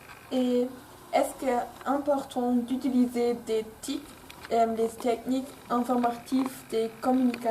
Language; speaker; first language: French; non-native, local second language; Luxembourgish